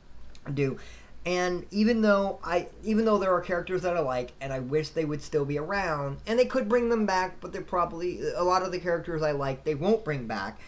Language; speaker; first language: English; native; English